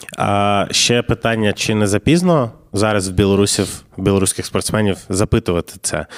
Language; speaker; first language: Ukrainian; native; Ukrainian